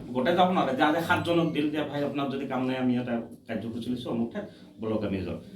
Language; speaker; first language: Assamese; native; Assamese